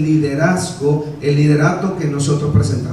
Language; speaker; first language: Spanish; native; Spanish